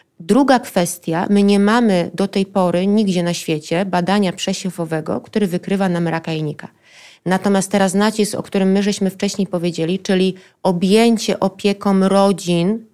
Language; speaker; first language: Polish; native; Polish